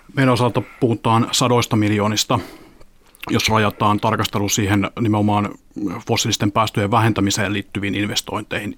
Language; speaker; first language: Finnish; native; Finnish